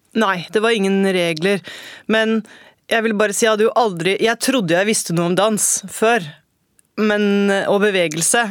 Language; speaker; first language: Norwegian; native; Norwegian